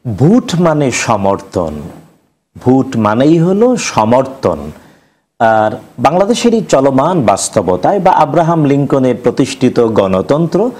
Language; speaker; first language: Bangla; native; Bangla